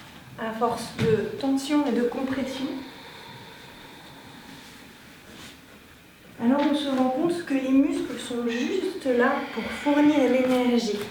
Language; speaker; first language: French; native; French